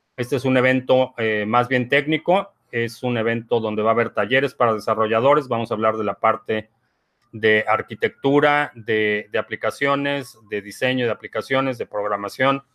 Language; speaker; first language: Spanish; native; Spanish